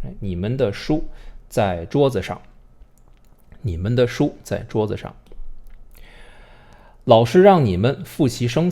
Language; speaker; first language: Chinese; non-native, fluent; English